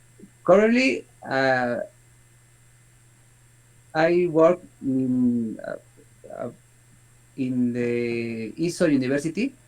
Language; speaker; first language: English; non-native, learner; Spanish